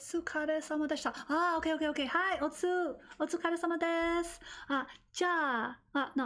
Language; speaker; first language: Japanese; non-native, learner; English